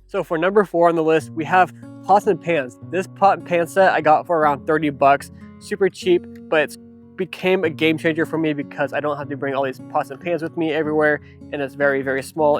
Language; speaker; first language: English; native; English